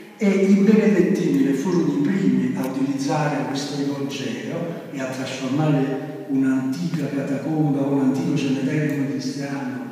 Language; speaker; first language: Italian; native; Italian